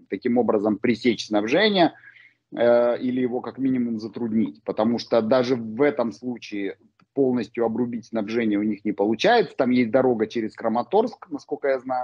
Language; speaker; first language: Russian; native; Russian